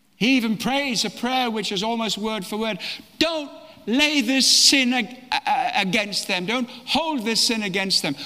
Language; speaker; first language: English; native; English